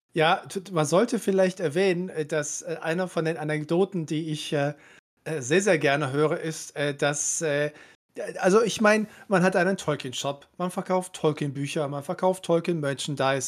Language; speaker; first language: German; native; German